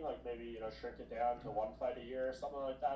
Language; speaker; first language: English; native; English